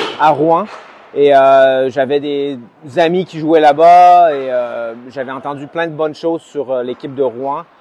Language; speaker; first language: French; native; French